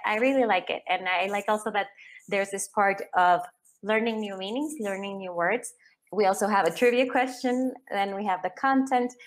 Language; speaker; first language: English; non-native, fluent; Spanish